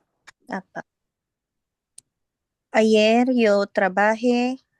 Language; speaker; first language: Spanish; non-native, learner; Filipino